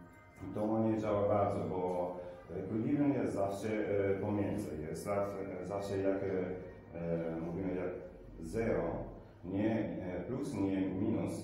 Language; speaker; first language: Polish; non-native, learner; Italian